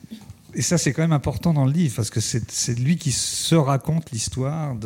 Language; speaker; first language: French; native; French